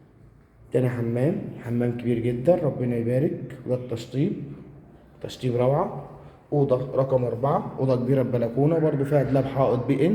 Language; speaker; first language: Arabic; native; Arabic